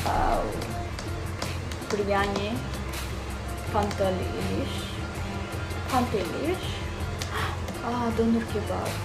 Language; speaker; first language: English; non-native, fluent; Urdu